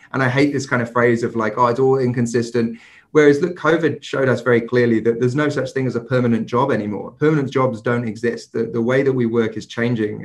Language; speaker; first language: English; native; English